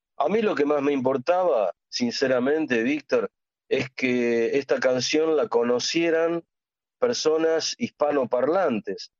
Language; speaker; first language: Spanish; native; Spanish